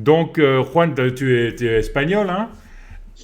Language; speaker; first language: French; native; French